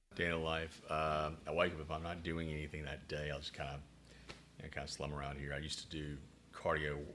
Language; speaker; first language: English; native; English